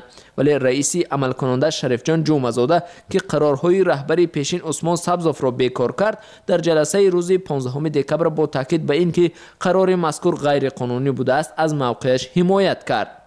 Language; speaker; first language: Persian; native; Persian